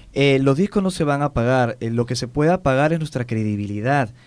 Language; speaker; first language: Spanish; native; Spanish